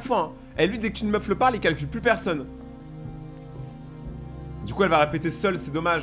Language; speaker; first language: French; native; French